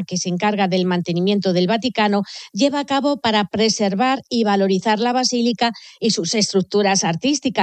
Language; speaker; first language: Spanish; native; Spanish